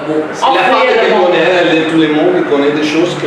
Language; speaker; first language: French; non-native, learner; Spanish